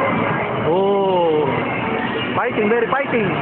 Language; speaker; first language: English; non-native, local second language; Filipino